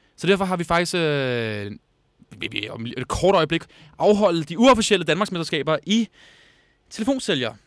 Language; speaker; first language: Danish; native; Danish